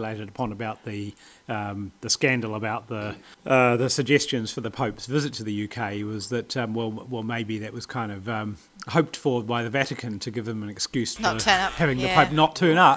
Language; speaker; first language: English; native; English